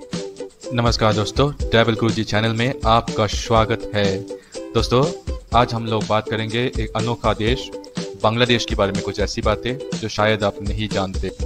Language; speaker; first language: Hindi; non-native, local second language; Bangla